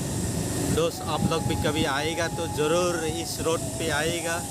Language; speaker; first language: Hindi; non-native, local second language; Bodo